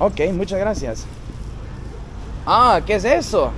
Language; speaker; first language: Spanish; non-native, fluent; English